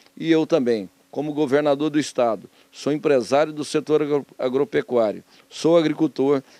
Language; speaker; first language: Portuguese; native; Portuguese